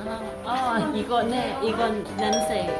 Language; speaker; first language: Korean; non-native, learner; Japanese